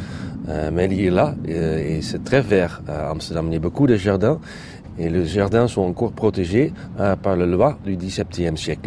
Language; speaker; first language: French; non-native, fluent; Dutch